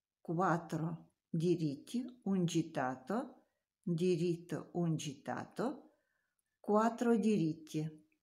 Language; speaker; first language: Italian; non-native, learner; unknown